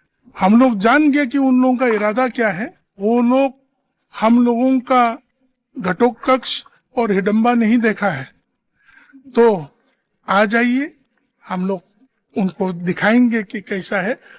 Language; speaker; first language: Hindi; non-native, local second language; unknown